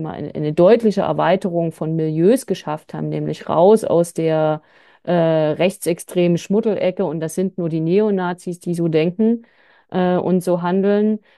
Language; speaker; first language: German; native; German